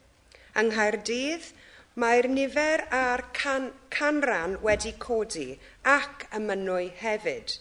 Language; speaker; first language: Welsh; non-native, local second language; English